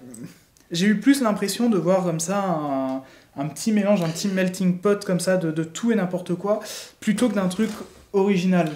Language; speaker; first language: French; native; French